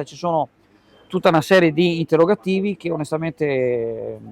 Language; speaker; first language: Italian; native; Italian